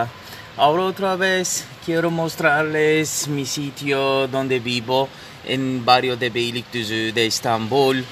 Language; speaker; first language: Spanish; non-native, fluent; Turkish